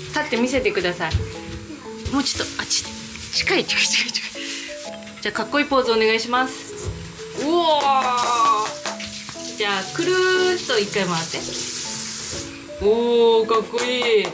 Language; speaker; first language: Japanese; native; Japanese